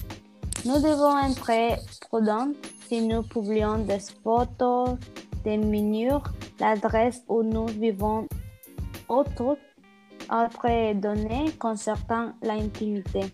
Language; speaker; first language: French; non-native, learner; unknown